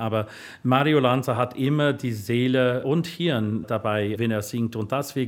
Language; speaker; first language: German; non-native, fluent; English